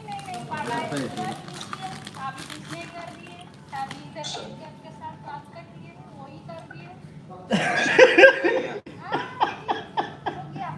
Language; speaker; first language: Hindi; non-native, learner; Malayalam